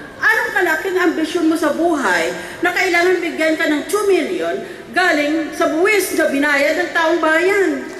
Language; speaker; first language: Filipino; native; Filipino